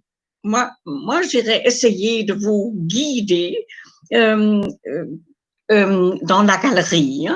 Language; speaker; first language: French; non-native, fluent; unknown